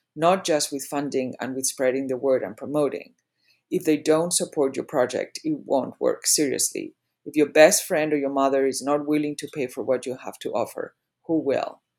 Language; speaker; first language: English; non-native, fluent; Spanish